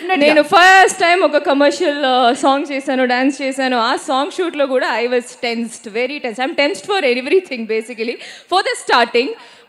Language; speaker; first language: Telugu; non-native, fluent; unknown